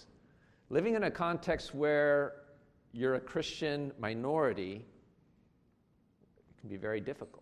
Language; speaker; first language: English; native; English